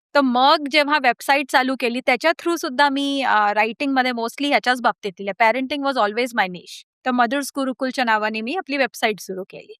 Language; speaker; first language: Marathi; early bilingual, heritage; Marathi